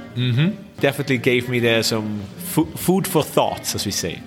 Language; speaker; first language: English; non-native, fluent; Swiss German